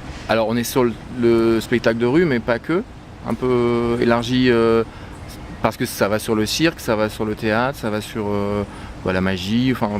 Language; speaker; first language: French; native; French